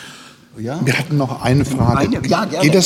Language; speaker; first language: German; native; German